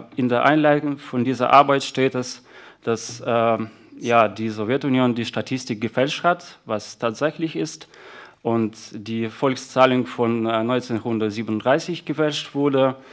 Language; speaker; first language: German; non-native, fluent; Russian